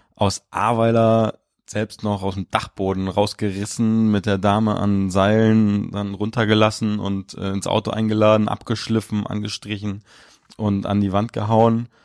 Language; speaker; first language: German; native; German